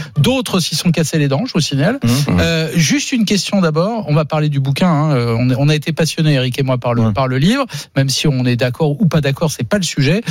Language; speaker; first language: French; native; French